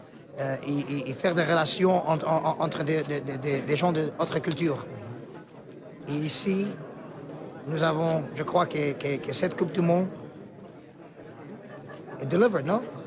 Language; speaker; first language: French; non-native, learner; Arabic